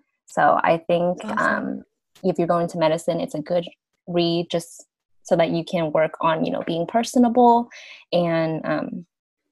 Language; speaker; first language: English; early bilingual, other home language; Vietnamese